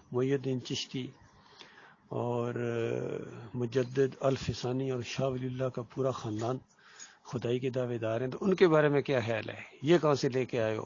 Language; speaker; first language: Urdu; non-native, local second language; Punjabi